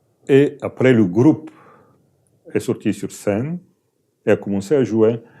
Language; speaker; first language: French; non-native, fluent; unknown